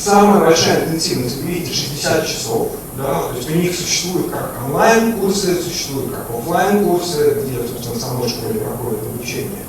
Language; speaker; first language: Russian; native; Russian